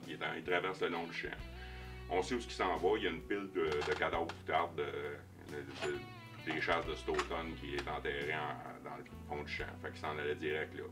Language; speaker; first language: French; native; French